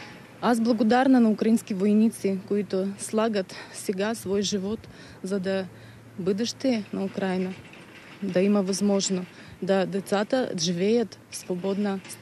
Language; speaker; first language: Bulgarian; non-native, learner; Ukrainian